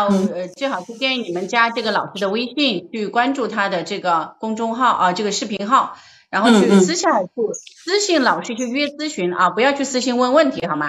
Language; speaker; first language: Chinese; native; Chinese